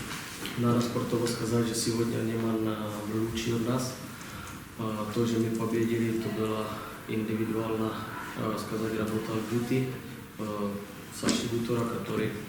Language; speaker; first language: Russian; non-native, learner; Czech